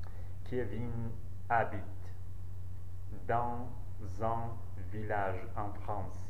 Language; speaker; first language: French; non-native, learner; Central Kurdish